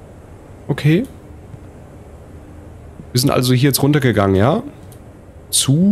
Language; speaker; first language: German; native; German